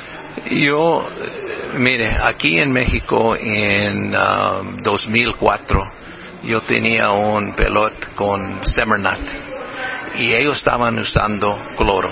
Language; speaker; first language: Spanish; non-native, fluent; English